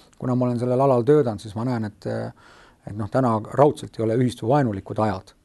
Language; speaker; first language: Estonian; native; Estonian